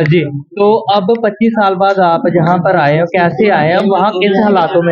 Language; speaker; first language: Hindi; native; Hindi